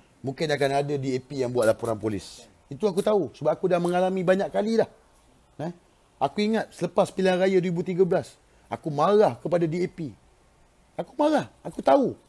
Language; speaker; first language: Malay; native; Malay